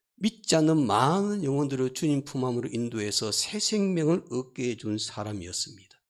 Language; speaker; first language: Korean; native; Korean